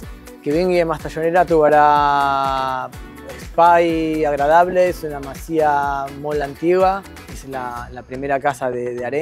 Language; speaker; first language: Catalan; non-native, fluent; Spanish